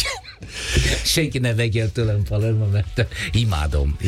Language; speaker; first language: Hungarian; non-native, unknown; Italian